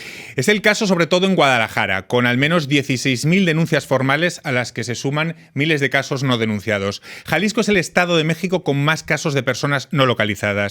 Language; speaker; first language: Spanish; native; Spanish